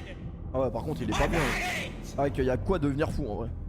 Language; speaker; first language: French; native; French